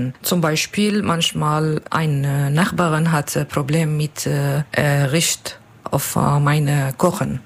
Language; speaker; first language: German; non-native, learner; Turkish